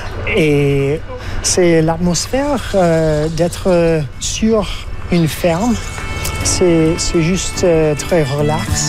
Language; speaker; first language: French; non-native, fluent; English